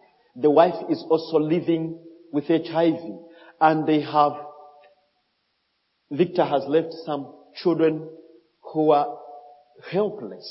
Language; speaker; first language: English; non-native, fluent; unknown